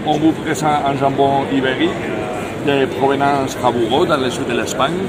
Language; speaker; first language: French; non-native, fluent; Spanish